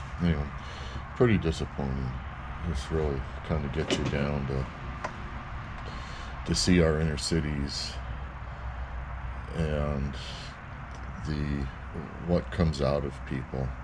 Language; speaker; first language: English; native; English